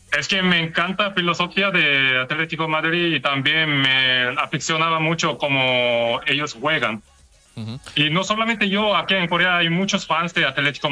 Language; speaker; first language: Spanish; non-native, fluent; Korean